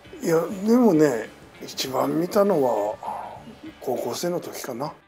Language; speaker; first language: Japanese; native; Japanese